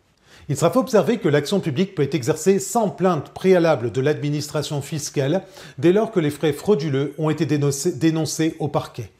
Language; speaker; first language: French; native; French